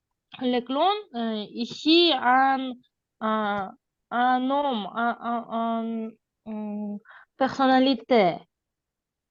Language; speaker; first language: French; non-native, learner; Uzbek